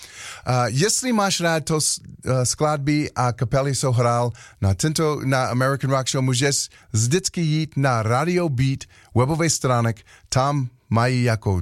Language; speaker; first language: Czech; non-native, learner; English